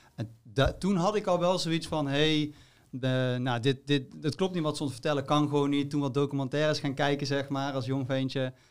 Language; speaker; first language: Dutch; native; Dutch